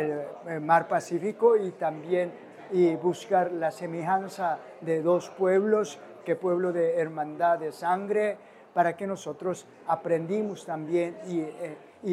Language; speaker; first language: Spanish; non-native, fluent; Korean